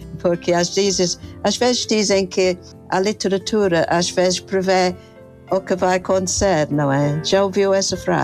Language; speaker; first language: Portuguese; non-native, fluent; English